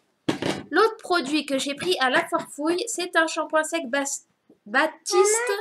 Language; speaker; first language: French; native; French